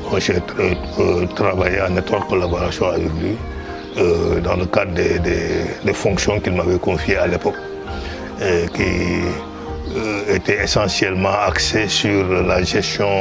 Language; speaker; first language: French; non-native, local second language; Wolof